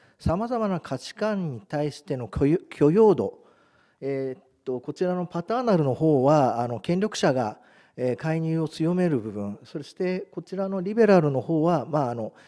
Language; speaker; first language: Japanese; native; Japanese